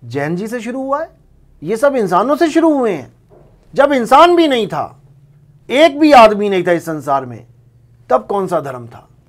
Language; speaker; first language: Hindi; non-native, local second language; Punjabi